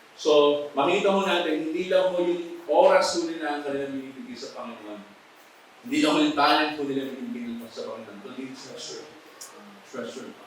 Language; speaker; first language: Filipino; native; Filipino